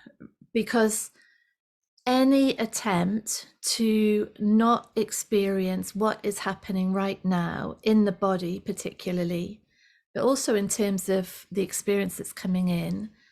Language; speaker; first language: English; native; English